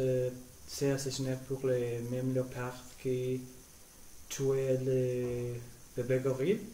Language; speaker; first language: French; non-native, learner; Spanish